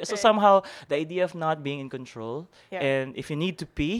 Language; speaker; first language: English; non-native, local second language; Filipino